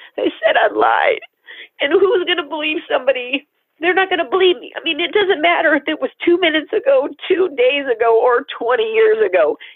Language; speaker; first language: English; native; English